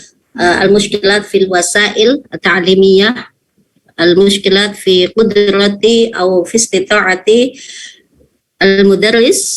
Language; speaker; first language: Arabic; non-native, fluent; Indonesian